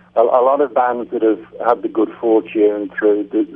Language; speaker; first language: English; native; English